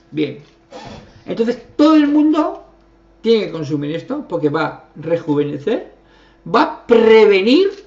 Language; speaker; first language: Spanish; native; Spanish